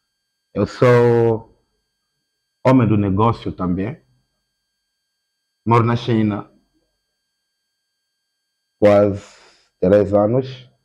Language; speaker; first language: Portuguese; non-native, learner; Lingala